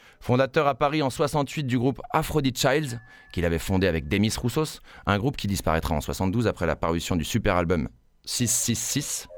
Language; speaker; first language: French; native; French